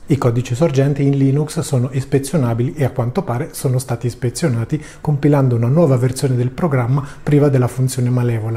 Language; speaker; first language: Italian; native; Italian